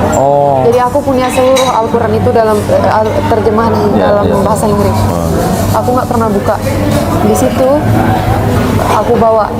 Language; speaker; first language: Indonesian; non-native, fluent; Finnish